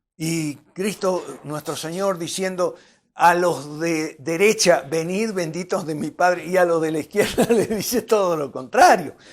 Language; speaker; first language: Spanish; native; Spanish